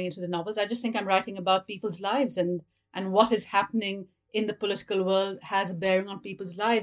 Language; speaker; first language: English; non-native, local second language; Urdu